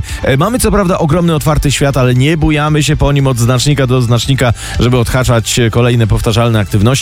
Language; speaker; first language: Polish; native; Polish